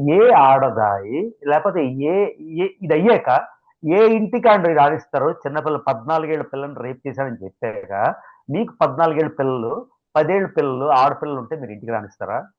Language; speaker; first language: Telugu; native; Telugu